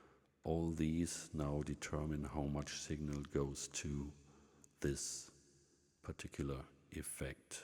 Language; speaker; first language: English; non-native, fluent; German